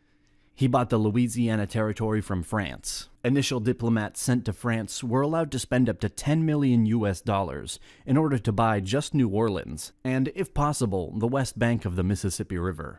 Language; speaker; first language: English; non-native, fluent; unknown